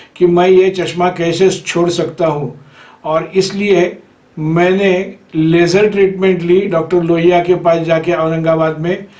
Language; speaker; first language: Hindi; non-native, local second language; Marathi